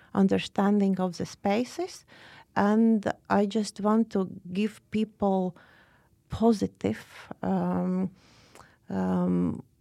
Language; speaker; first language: English; non-native, fluent; Latvian